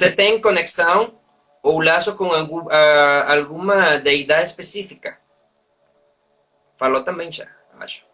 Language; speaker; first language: Portuguese; non-native, learner; Spanish